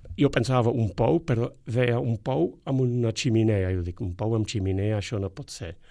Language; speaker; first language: Catalan; non-native, fluent; Dutch